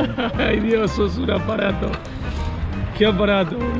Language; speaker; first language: Spanish; native; Spanish